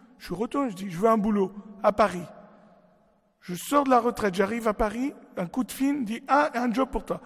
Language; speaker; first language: French; non-native, local second language; Arabic